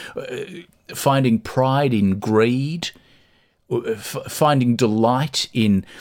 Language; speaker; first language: English; native; English